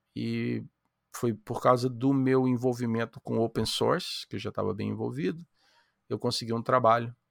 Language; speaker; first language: Portuguese; native; Portuguese